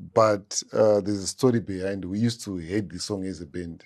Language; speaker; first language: English; non-native, local second language; Shona